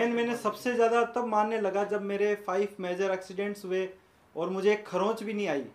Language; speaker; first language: Hindi; native; Hindi